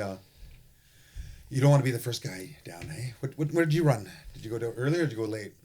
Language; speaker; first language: English; native; English